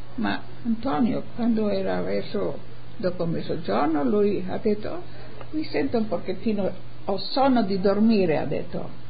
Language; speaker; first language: Italian; non-native, local second language; Friulian